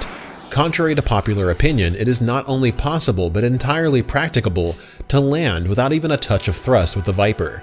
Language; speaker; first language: English; native; English